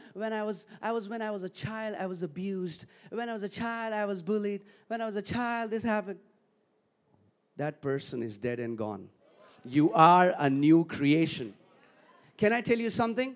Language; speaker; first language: English; non-native, local second language; Hindi